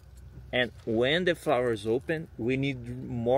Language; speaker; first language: English; non-native, learner; Portuguese